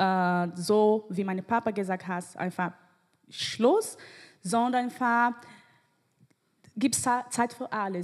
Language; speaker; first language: German; non-native, fluent; Portuguese